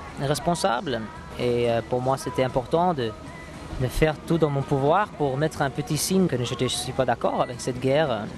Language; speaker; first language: French; non-native, fluent; English